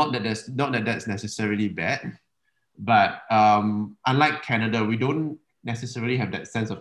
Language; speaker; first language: English; native; English